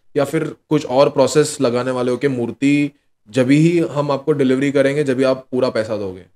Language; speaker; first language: Hindi; non-native, local second language; Marathi